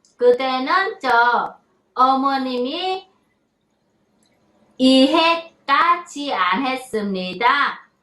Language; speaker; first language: Korean; non-native, learner; Vietnamese